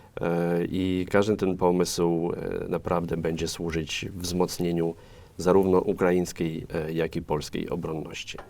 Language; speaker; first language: Polish; non-native, fluent; Ukrainian